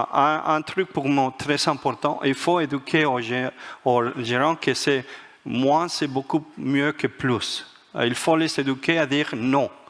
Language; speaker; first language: French; non-native, fluent; Spanish